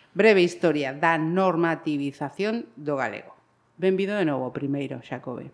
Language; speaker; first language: Galician; non-native, local second language; Spanish